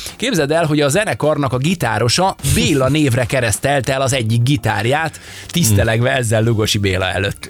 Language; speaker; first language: Hungarian; native; Hungarian